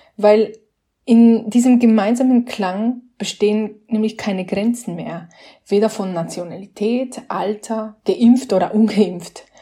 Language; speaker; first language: German; non-native, fluent; Slovenian